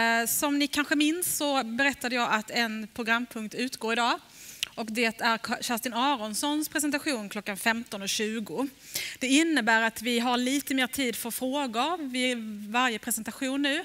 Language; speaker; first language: Swedish; native; Swedish